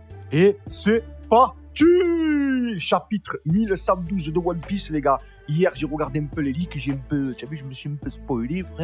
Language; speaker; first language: French; native; French